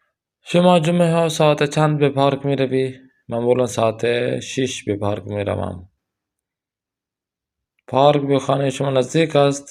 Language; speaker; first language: Persian; non-native, fluent; Urdu